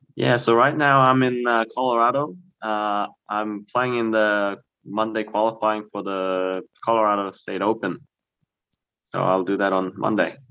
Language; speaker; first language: English; early bilingual, other home language; Korean